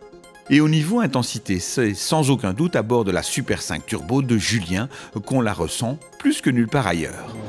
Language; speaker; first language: French; native; French